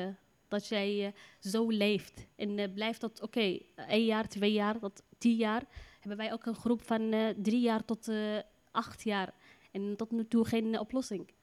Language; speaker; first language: Dutch; non-native, learner; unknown